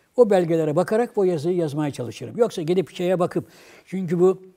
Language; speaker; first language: Turkish; native; Turkish